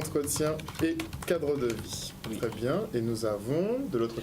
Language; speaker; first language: French; native; French